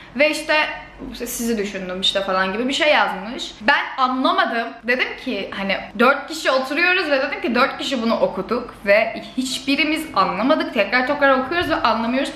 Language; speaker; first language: Turkish; native; Turkish